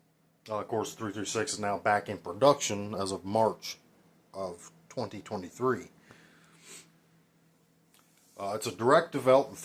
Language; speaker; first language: English; native; English